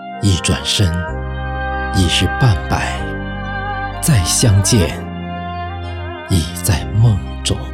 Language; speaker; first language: Chinese; native; Chinese